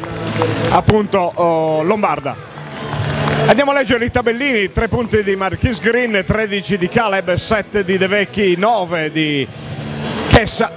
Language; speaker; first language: Italian; native; Italian